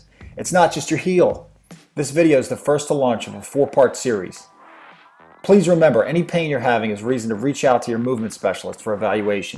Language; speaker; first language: English; native; English